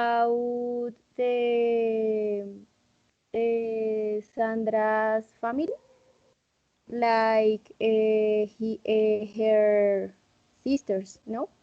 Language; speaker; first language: English; non-native, learner; Spanish